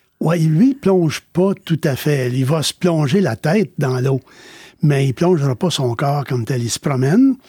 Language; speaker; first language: French; native; French